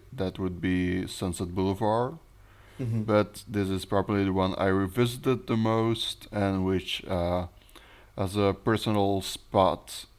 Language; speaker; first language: English; non-native, fluent; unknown